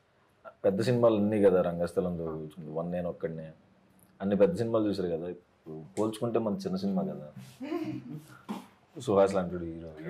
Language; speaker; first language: Telugu; native; Telugu